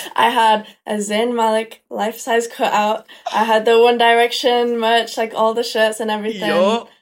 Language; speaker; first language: English; native; English